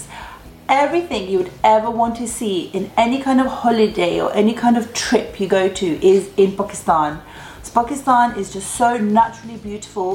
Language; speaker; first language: English; early bilingual, other home language; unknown